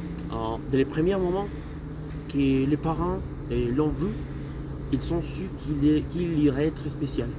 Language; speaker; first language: French; non-native, learner; Spanish